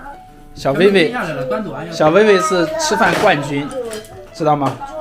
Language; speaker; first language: Chinese; non-native, fluent; English